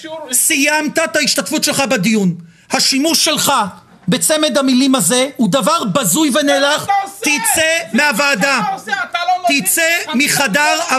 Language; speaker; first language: Hebrew; native; Hebrew